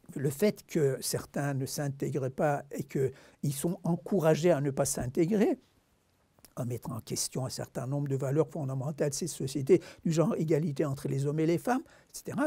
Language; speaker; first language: French; non-native, fluent; Turkish